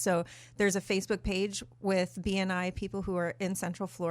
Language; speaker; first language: English; native; English